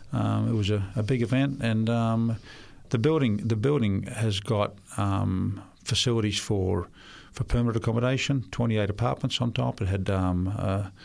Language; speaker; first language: English; non-native, local second language; Russian